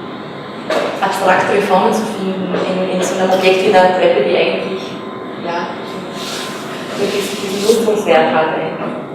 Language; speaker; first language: German; native; German